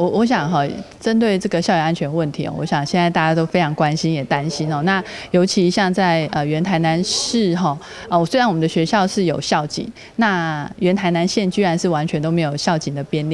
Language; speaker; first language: Chinese; native; Chinese